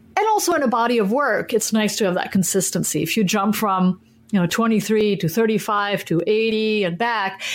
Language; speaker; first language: English; non-native, fluent; French